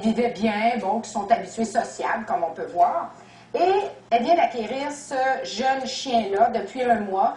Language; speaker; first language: French; native; French